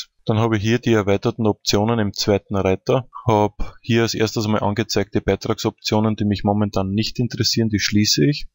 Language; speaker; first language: German; native; German